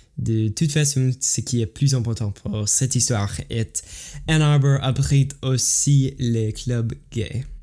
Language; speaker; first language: French; non-native, learner; English